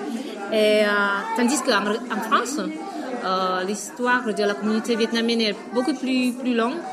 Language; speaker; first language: French; non-native, fluent; Vietnamese